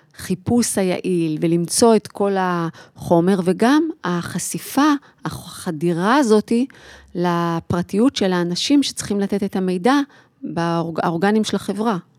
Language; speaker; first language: Hebrew; native; Hebrew